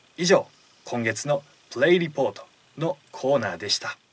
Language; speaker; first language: Japanese; native; Japanese